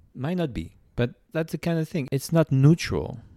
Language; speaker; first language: English; non-native, fluent; French